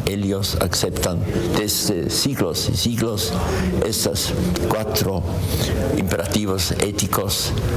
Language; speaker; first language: Spanish; non-native, learner; German